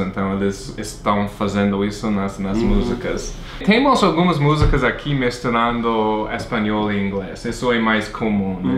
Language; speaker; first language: Portuguese; non-native, fluent; English